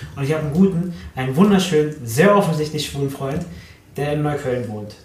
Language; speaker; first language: German; early bilingual, other home language; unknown